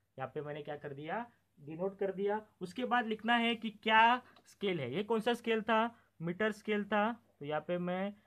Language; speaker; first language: Hindi; non-native, local second language; Marathi